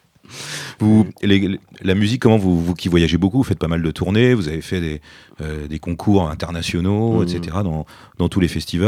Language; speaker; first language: French; native; French